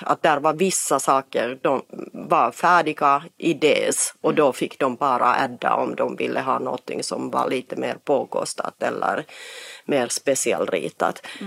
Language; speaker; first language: Swedish; non-native, fluent; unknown